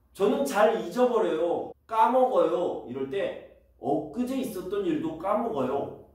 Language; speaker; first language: Korean; native; Korean